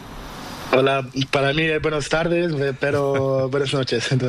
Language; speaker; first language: Spanish; non-native, learner; Portuguese